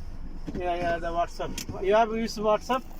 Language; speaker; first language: English; non-native, learner; Malayalam